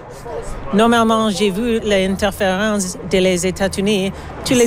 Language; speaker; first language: French; non-native, learner; English